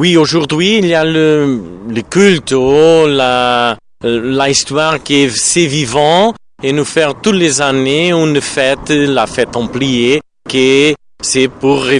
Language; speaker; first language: French; non-native, learner; Portuguese